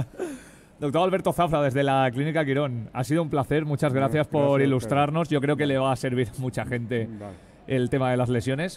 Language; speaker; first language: Spanish; native; Spanish